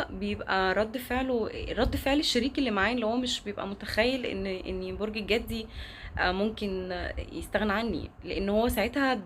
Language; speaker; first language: Arabic; native; Arabic